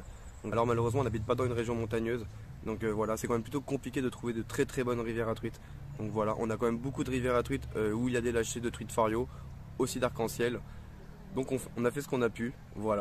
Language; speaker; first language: French; native; French